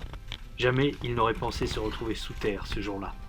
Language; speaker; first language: French; native; French